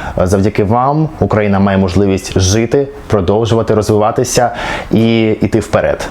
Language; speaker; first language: Ukrainian; non-native, local second language; Russian